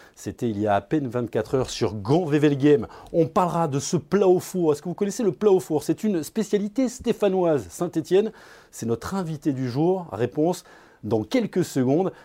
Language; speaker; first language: French; native; French